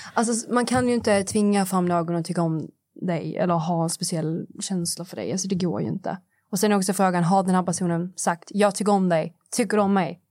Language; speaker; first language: Swedish; native; Swedish